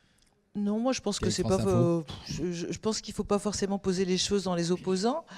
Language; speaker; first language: French; native; French